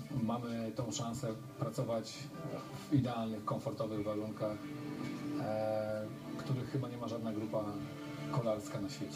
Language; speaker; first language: Polish; native; Polish